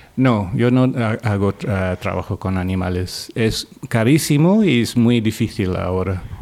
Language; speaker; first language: Spanish; non-native, fluent; English